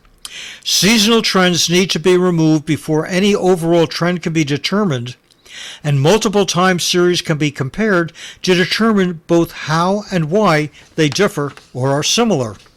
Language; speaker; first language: English; native; English